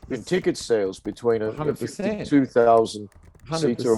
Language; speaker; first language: English; native; English